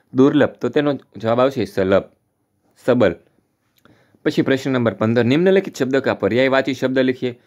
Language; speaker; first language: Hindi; non-native, local second language; Gujarati